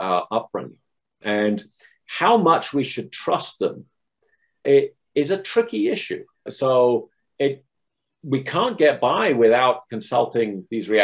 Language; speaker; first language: English; native; English